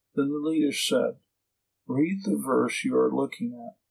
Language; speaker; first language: English; native; English